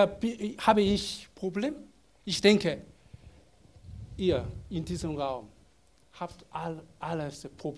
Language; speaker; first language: German; non-native, learner; Korean